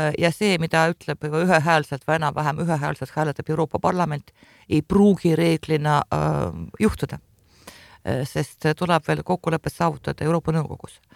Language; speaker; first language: Estonian; non-native, local second language; Russian